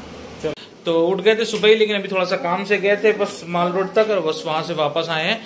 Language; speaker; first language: Hindi; native; Hindi